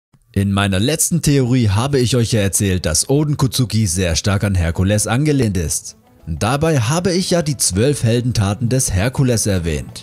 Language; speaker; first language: German; native; German